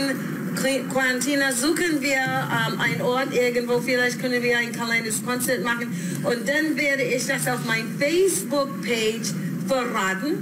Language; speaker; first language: German; non-native, learner; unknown